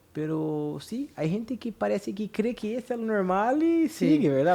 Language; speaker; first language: Spanish; non-native, fluent; Portuguese